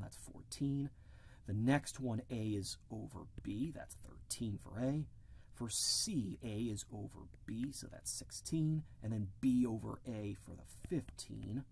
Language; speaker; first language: English; native; English